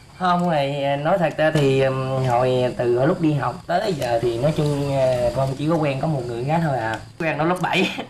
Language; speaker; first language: Vietnamese; native; Vietnamese